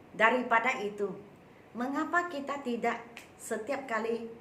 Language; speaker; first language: Malay; non-native, local second language; Chinese